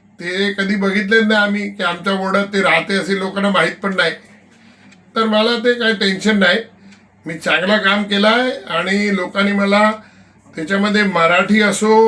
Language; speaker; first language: Marathi; non-native, local second language; Gujarati